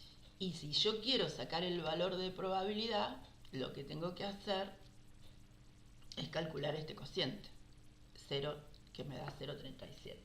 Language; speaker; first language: Spanish; native; Spanish